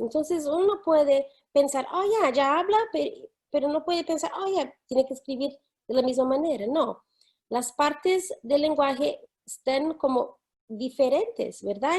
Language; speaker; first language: Spanish; non-native, fluent; English